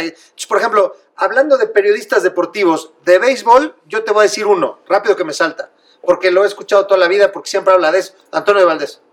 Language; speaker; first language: Spanish; native; Spanish